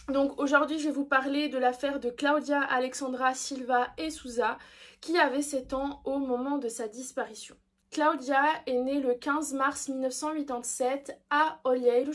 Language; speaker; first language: French; early bilingual, other home language; Portuguese